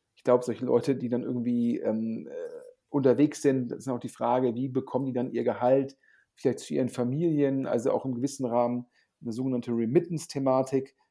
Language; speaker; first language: German; native; German